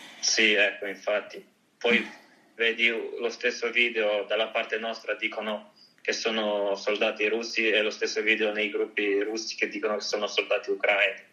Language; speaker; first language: Italian; early bilingual, other home language; Ukrainian